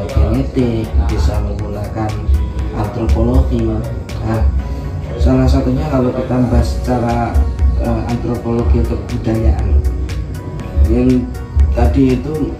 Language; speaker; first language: Indonesian; native; Indonesian